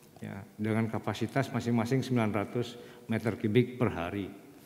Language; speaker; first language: Indonesian; native; Indonesian